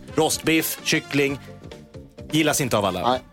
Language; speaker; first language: Swedish; native; Swedish